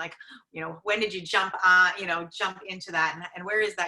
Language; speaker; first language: English; native; English